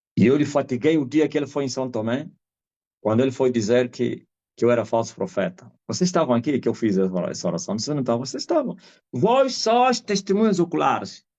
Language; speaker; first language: Portuguese; non-native, local second language; Kongo